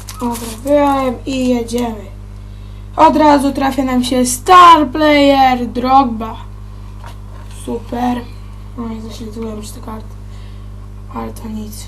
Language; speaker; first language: Polish; native; Polish